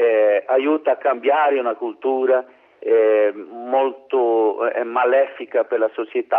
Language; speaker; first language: Italian; non-native, learner; Portuguese